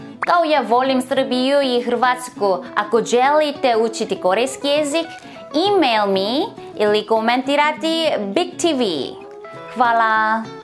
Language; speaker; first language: Serbian; non-native, learner; Korean